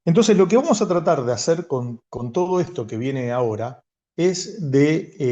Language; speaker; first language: Spanish; native; Spanish